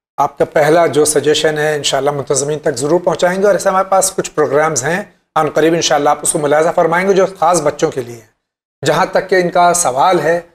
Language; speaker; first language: Hindi; native; Hindi